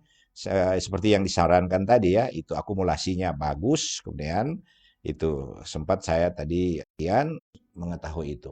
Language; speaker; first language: Indonesian; native; Indonesian